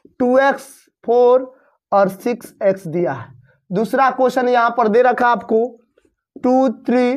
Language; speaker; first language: Hindi; native; Hindi